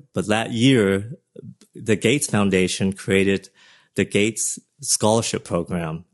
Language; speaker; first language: English; early bilingual, other home language; Vietnamese